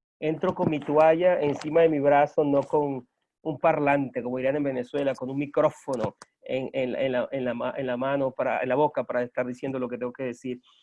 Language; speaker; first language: Spanish; native; Spanish